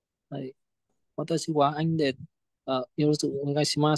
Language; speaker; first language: Japanese; non-native, learner; Vietnamese